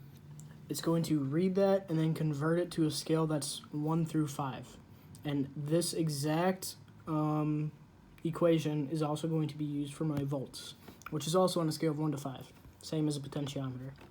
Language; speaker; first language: English; native; English